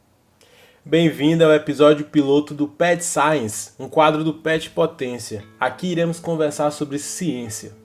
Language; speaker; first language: Portuguese; native; Portuguese